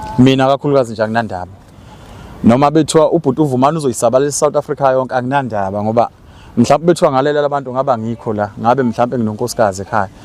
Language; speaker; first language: Zulu; native; Zulu